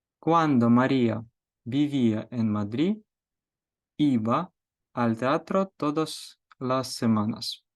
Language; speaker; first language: Spanish; non-native, fluent; Ukrainian